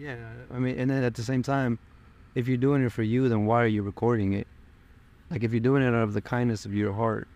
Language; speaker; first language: English; early bilingual, other home language; Spanish